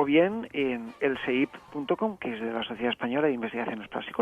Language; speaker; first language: Spanish; native; Spanish